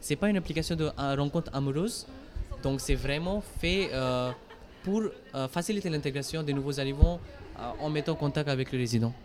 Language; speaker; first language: French; non-native, fluent; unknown